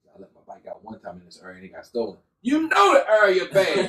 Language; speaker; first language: English; native; English